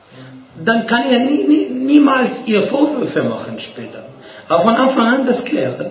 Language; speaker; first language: German; non-native, fluent; Arabic